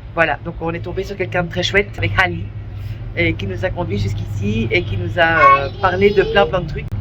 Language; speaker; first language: French; native; French